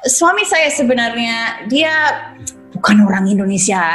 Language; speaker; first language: Indonesian; non-native, fluent; English